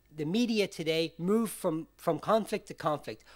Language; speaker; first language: English; native; English